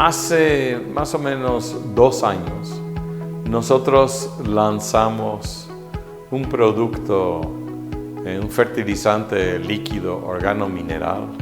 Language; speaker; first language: Spanish; non-native, fluent; Portuguese